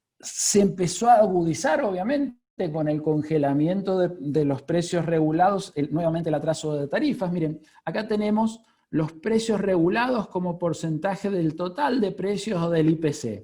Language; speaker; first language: Spanish; native; Spanish